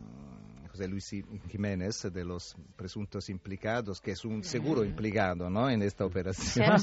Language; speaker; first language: Spanish; non-native, fluent; Italian